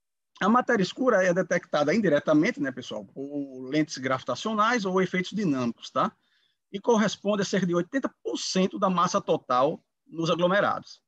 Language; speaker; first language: Portuguese; native; Portuguese